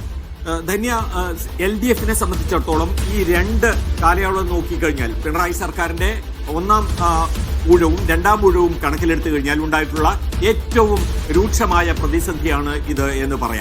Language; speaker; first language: Malayalam; native; Malayalam